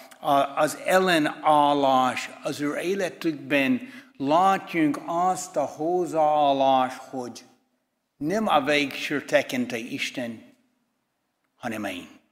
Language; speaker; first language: Hungarian; non-native, fluent; English